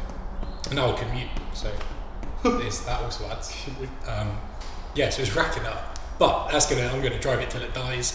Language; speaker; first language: English; native; English